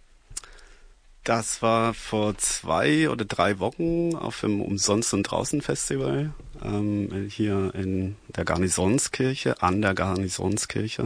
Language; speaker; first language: German; non-native, fluent; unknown